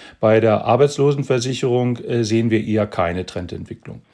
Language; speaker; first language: German; native; German